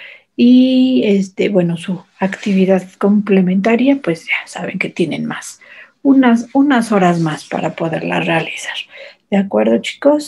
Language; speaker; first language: Spanish; native; Spanish